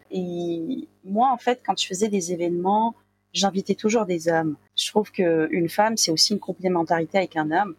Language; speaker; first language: French; non-native, local second language; Arabic